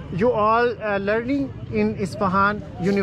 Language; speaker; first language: English; non-native, learner; Urdu